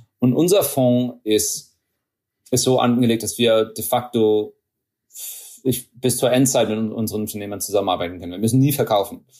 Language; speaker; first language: German; early bilingual, heritage; German